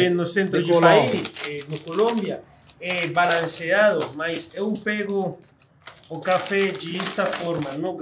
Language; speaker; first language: Portuguese; non-native, fluent; Spanish